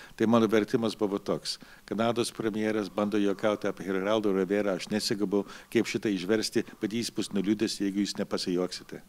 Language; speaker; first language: Lithuanian; early bilingual, heritage; Lithuanian